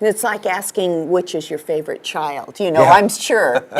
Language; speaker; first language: English; native; English